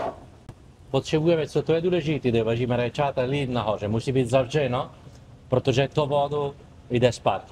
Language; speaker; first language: Czech; non-native, learner; Italian